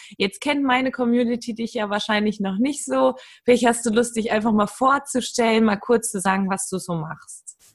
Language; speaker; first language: German; native; German